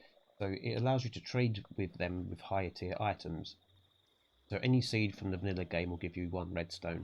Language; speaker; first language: English; native; English